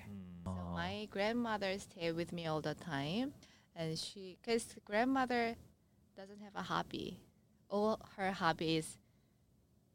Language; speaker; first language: English; non-native, learner; Korean